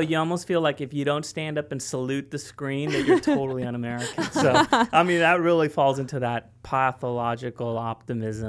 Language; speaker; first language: English; early bilingual, other home language; Spanish